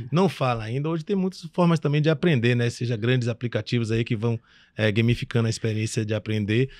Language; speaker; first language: Portuguese; early bilingual, other home language; French